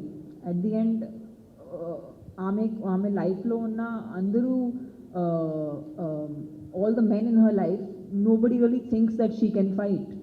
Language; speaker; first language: Telugu; non-native, local second language; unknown